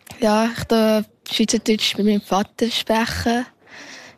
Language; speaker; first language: German; early bilingual, heritage; Thai